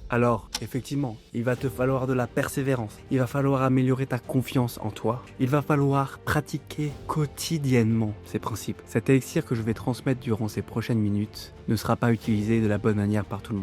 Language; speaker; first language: French; native; French